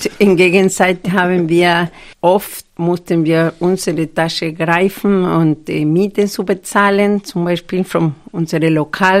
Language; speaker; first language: German; non-native, fluent; Spanish